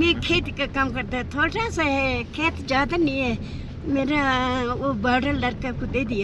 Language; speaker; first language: Hindi; non-native, local second language; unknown